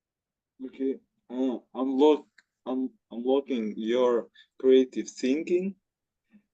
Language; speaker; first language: English; non-native, learner; Russian